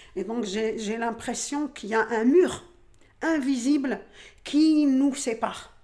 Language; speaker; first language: French; non-native, local second language; Arabic